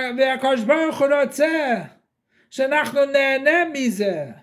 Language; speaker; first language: Hebrew; non-native, fluent; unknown